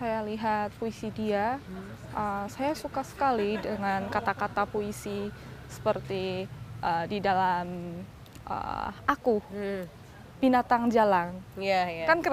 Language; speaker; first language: Indonesian; non-native, learner; Korean